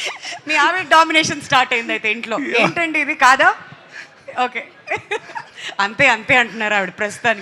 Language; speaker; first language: Telugu; native; Telugu